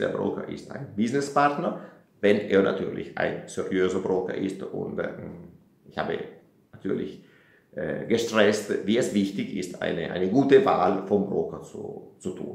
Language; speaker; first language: German; non-native, fluent; Italian